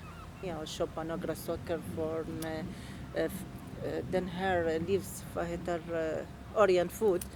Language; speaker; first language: Swedish; non-native, learner; Arabic